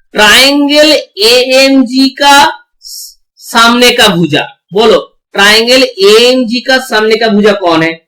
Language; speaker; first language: Hindi; non-native, local second language; Bangla